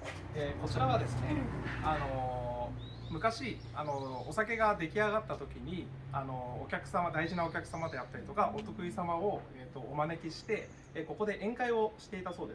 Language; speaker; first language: Japanese; native; Japanese